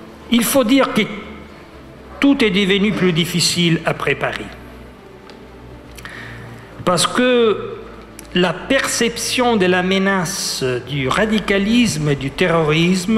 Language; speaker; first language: French; non-native, fluent; Italian